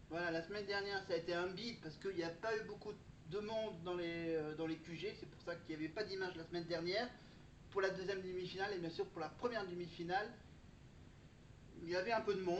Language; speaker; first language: French; native; French